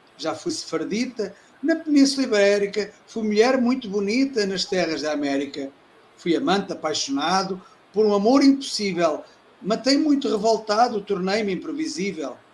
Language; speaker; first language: Portuguese; native; Portuguese